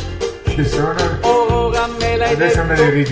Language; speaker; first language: Italian; native; Italian